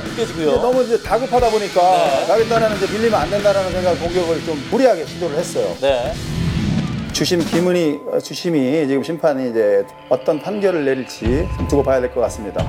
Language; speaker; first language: Korean; native; Korean